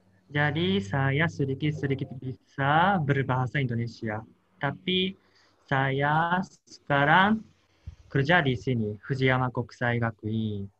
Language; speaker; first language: Indonesian; non-native, learner; Japanese